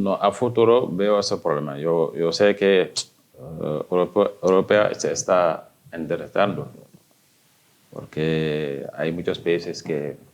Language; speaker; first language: Spanish; non-native, fluent; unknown